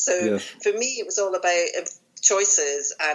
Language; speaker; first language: English; native; English